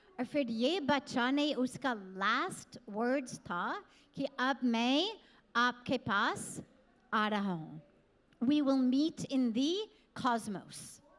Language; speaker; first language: Hindi; non-native, fluent; English